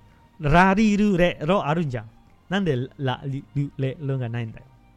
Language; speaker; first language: Japanese; non-native, fluent; Indonesian